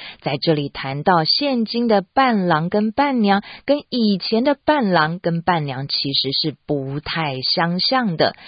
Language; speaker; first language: Chinese; native; Chinese